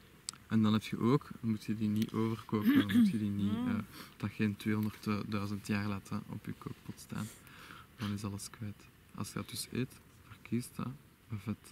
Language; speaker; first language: Dutch; native; Dutch